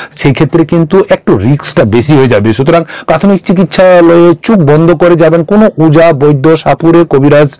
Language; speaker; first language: Bangla; non-native, local second language; Kok Borok